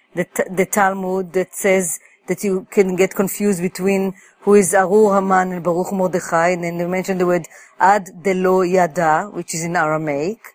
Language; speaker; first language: English; non-native, fluent; Hebrew